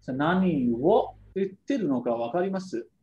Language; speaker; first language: Japanese; non-native, fluent; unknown